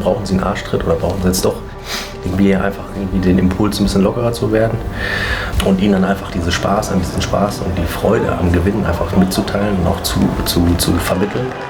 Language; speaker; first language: German; native; German